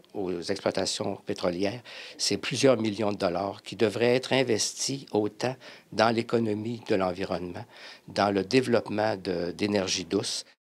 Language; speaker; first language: French; native; French